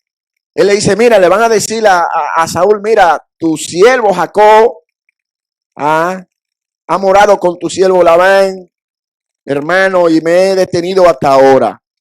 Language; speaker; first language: Spanish; native; Spanish